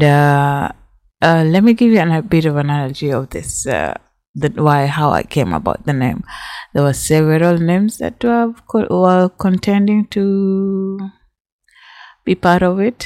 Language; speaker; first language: English; non-native, local second language; Swahili